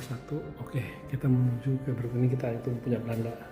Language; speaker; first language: Indonesian; native; Indonesian